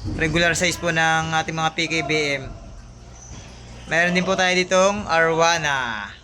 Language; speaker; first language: Filipino; native; Filipino